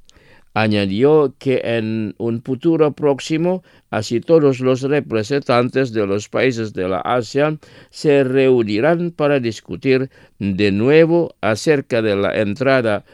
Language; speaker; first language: Spanish; non-native, fluent; Indonesian